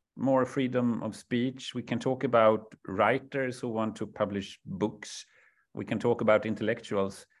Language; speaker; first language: English; non-native, fluent; Swedish